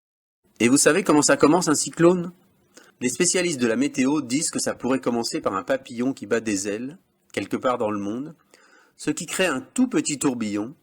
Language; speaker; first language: French; native; French